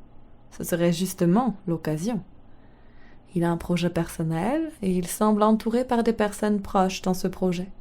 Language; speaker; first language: French; native; French